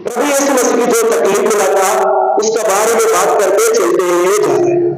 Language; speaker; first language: Hindi; non-native, local second language; Telugu